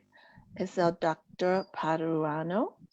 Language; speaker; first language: Spanish; non-native, learner; English